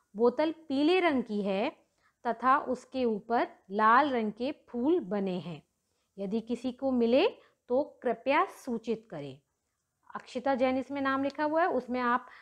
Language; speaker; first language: Hindi; native; Hindi